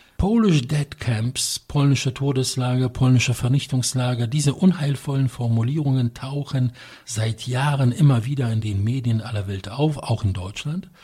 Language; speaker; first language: German; non-native, fluent; Polish